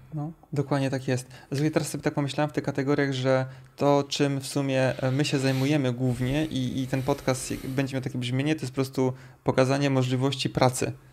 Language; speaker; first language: Polish; native; Polish